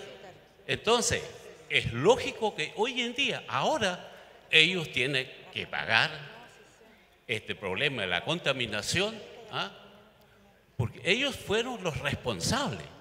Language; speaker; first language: Spanish; non-native, local second language; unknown